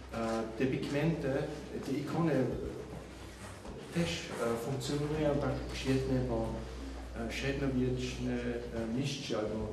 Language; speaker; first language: Polish; non-native, fluent; German